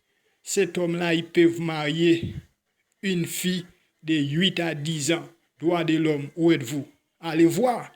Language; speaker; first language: French; non-native, local second language; Haitian Creole